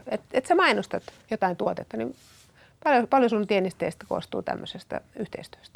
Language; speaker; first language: Finnish; native; Finnish